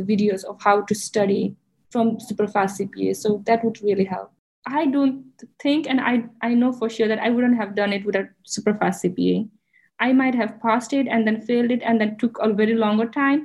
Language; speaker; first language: English; non-native, local second language; Nepali